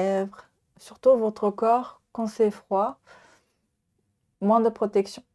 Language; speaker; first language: French; non-native, learner; Japanese